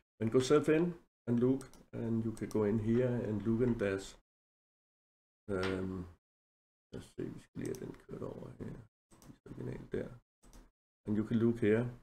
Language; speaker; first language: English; non-native, learner; Danish